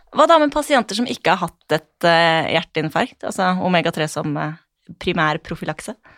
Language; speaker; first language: Norwegian; native; Norwegian